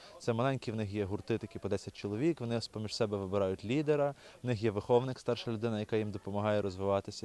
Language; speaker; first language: Ukrainian; native; Ukrainian